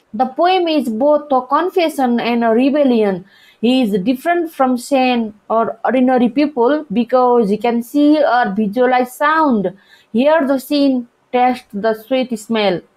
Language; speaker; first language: English; non-native, local second language; Nepali